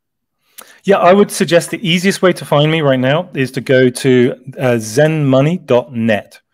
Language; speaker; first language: English; native; English